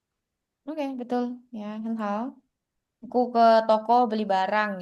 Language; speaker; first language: Indonesian; native; Indonesian